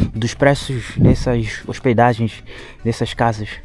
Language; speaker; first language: Portuguese; non-native, local second language; Shona